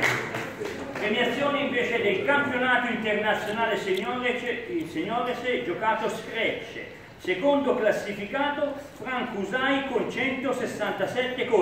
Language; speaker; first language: Italian; native; Italian